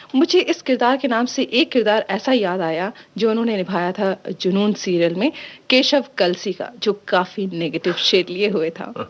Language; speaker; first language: Hindi; native; Hindi